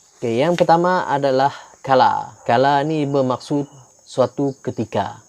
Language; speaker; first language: Malay; non-native, local second language; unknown